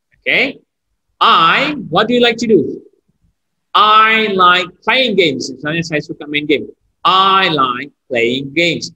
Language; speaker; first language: English; non-native, fluent; Indonesian